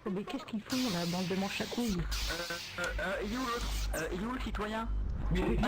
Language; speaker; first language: French; native; French